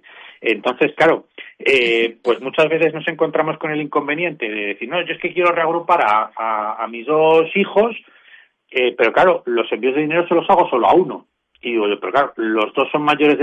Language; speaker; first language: Spanish; native; Spanish